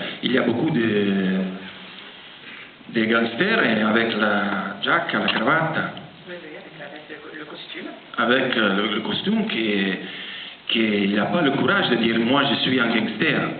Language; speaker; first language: French; non-native, fluent; Italian